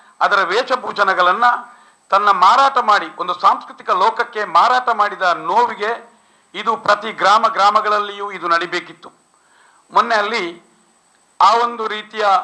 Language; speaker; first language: Kannada; non-native, local second language; Tulu